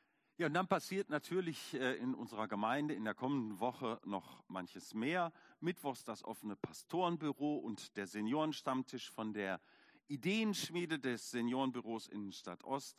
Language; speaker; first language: German; native; German